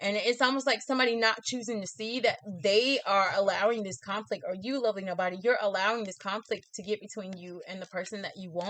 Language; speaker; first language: English; native; English